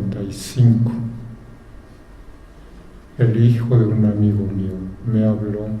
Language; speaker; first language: Spanish; non-native, fluent; Japanese